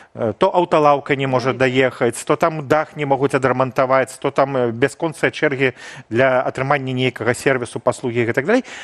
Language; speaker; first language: Belarusian; non-native, local second language; Russian